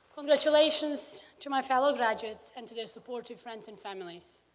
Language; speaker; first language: English; early bilingual, other home language; Bosnian